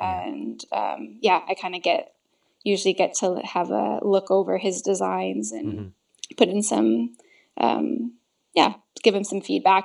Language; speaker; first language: English; native; English